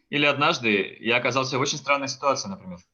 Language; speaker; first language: Russian; native; Russian